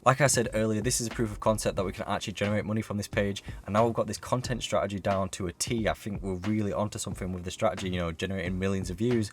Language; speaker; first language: English; native; English